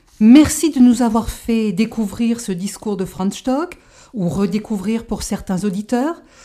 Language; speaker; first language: French; native; French